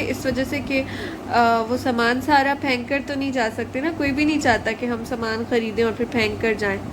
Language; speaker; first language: Urdu; native; Urdu